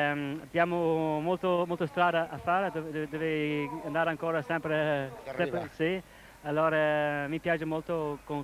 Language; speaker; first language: Italian; non-native, learner; English